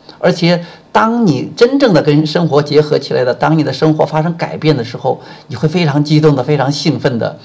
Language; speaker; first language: Chinese; native; Chinese